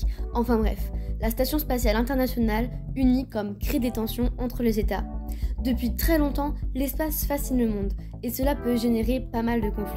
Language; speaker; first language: French; native; French